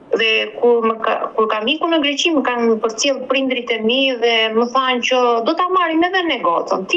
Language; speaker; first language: Albanian; native; Albanian